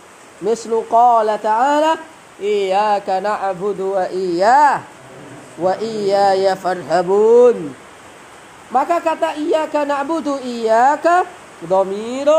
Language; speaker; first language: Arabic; non-native, fluent; Indonesian